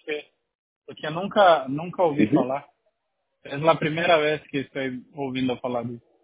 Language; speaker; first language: Spanish; non-native, learner; Portuguese